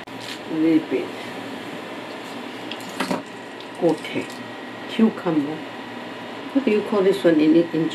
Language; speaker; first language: English; non-native, learner; Chinese